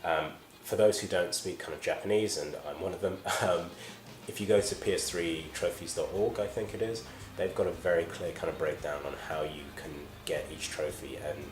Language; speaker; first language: English; native; English